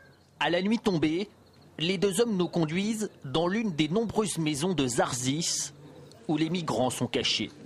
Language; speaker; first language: French; native; French